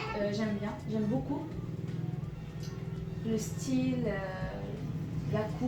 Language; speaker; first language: French; non-native, fluent; Arabic